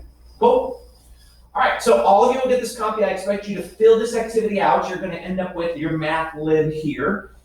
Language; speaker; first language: English; native; English